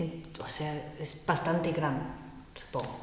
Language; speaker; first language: Spanish; non-native, fluent; English